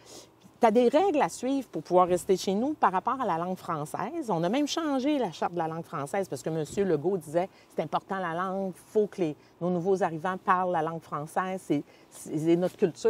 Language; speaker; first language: French; native; French